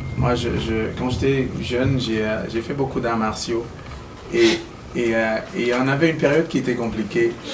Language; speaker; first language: French; non-native, local second language; Basaa